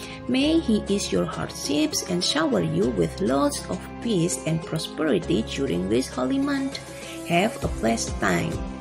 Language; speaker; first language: English; non-native, fluent; Indonesian